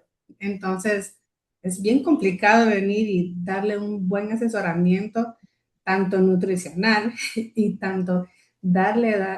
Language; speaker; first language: Spanish; native; Spanish